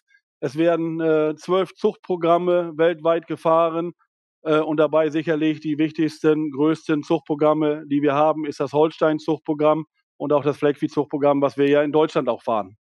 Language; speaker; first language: German; native; German